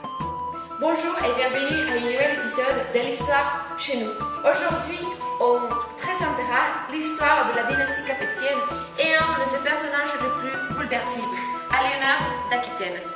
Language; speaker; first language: French; non-native, learner; Spanish